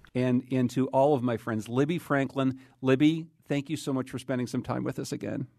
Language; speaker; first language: English; native; English